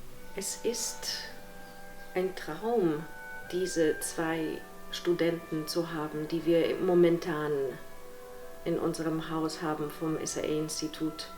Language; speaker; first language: German; non-native, fluent; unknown